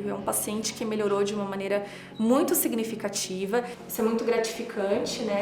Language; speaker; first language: Portuguese; native; Portuguese